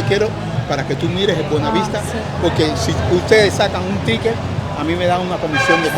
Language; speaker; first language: Spanish; native; Spanish